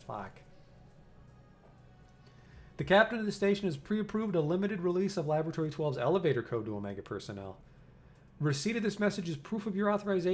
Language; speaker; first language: English; native; English